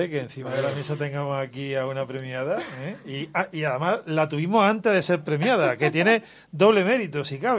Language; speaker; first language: Spanish; native; Spanish